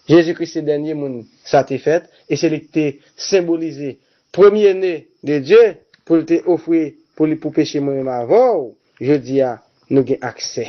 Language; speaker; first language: French; non-native, local second language; Haitian Creole